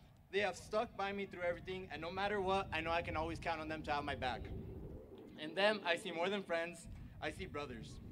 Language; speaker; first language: English; early bilingual, other home language; Spanish